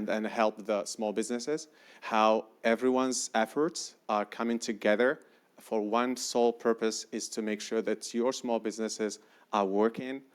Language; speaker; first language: English; non-native, fluent; Arabic